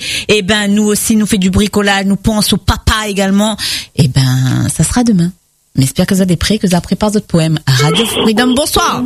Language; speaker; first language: French; native; French